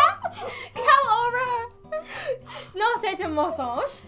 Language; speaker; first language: French; non-native, learner; English